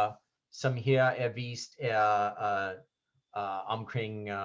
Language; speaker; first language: Danish; non-native, fluent; English